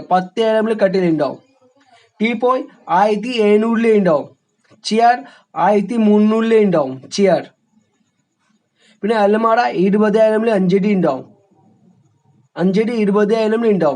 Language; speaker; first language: Malayalam; non-native, learner; Hindi